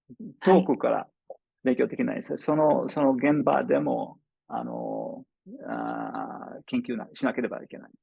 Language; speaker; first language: Japanese; non-native, fluent; English